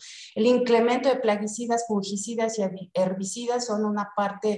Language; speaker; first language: Spanish; native; Spanish